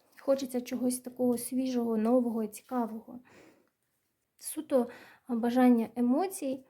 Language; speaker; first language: Ukrainian; non-native, local second language; Russian